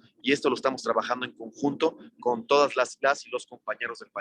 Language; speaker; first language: Spanish; native; Spanish